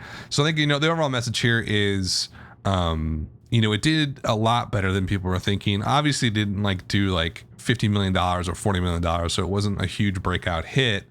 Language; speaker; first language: English; native; English